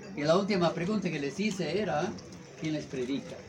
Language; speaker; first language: Spanish; non-native, fluent; English